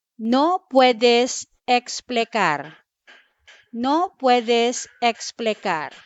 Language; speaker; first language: Spanish; non-native, fluent; Filipino